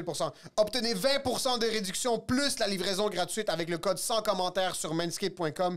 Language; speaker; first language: French; native; French